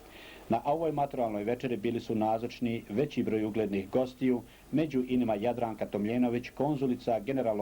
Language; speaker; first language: Croatian; native; Croatian